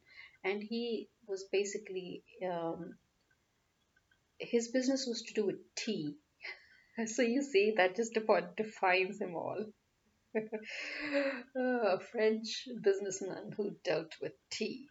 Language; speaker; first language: English; non-native, local second language; Urdu